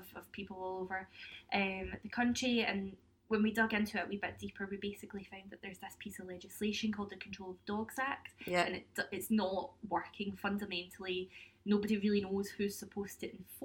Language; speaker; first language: English; native; English